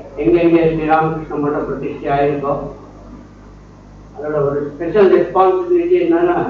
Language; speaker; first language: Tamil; non-native, learner; Kannada